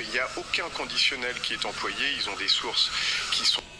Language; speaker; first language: French; native; French